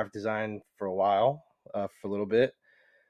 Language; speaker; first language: English; native; English